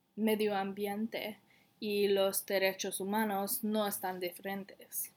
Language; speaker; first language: Spanish; non-native, learner; English